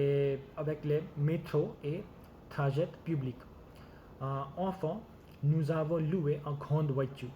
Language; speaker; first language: French; non-native, learner; Gujarati